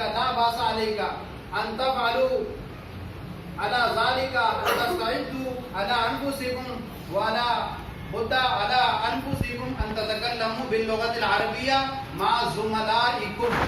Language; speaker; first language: Arabic; non-native, fluent; Urdu